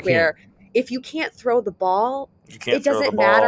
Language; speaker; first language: English; native; English